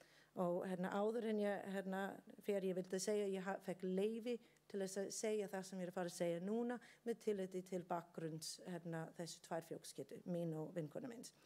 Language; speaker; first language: Icelandic; non-native, learner; English